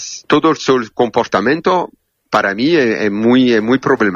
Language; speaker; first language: Spanish; non-native, learner; French